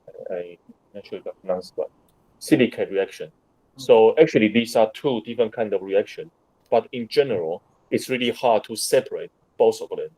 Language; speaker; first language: English; non-native, fluent; Chinese